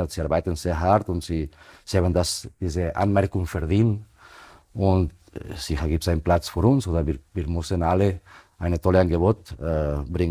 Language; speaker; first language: German; non-native, fluent; Spanish